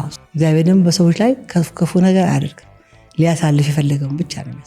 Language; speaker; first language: Amharic; native; Amharic